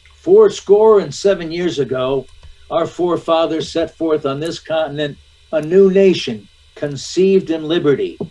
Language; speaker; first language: English; native; English